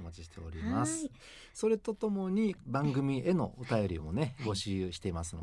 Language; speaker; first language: Japanese; native; Japanese